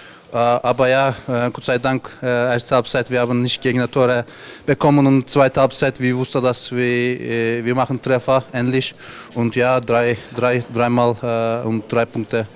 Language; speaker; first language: German; non-native, learner; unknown